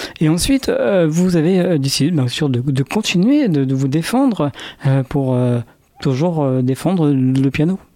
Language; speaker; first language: French; native; French